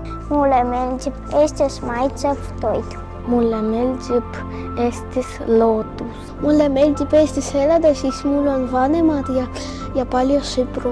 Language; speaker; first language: Estonian; non-native, local second language; Russian